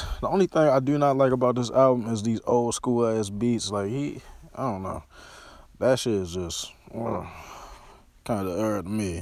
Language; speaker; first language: English; native; English